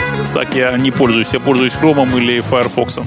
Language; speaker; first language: Russian; native; Russian